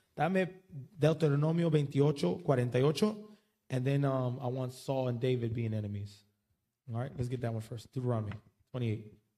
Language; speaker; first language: English; early bilingual, other home language; Spanish